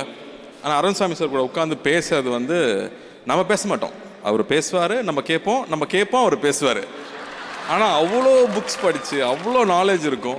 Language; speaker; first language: Tamil; native; Tamil